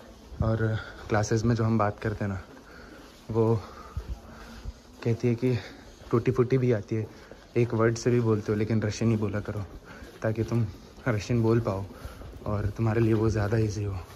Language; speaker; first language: Hindi; native; Hindi